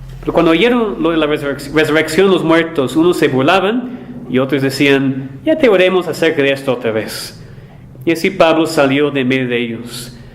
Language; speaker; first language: Spanish; non-native, fluent; English